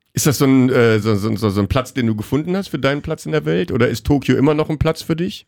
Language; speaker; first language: German; native; German